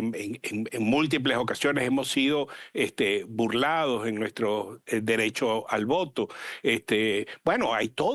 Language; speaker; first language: Spanish; native; Spanish